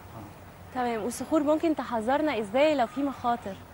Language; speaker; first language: Arabic; native; Arabic